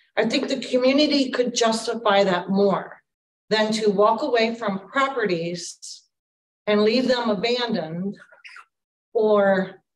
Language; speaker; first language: English; native; English